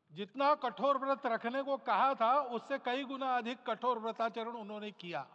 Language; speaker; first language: Hindi; non-native, local second language; Marathi